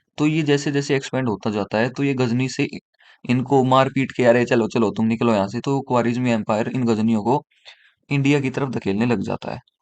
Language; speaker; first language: Hindi; native; Hindi